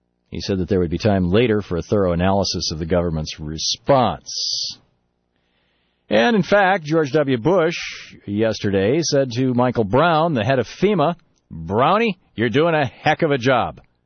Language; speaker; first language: English; native; English